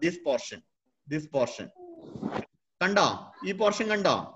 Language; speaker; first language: English; non-native, local second language; Malayalam